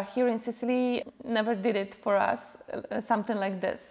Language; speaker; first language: English; non-native, fluent; Polish